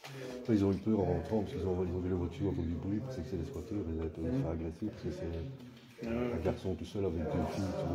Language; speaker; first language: French; native; French